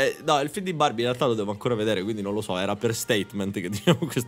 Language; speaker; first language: Italian; native; Italian